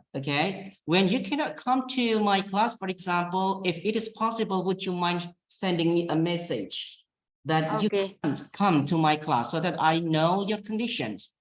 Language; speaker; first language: English; non-native, fluent; Indonesian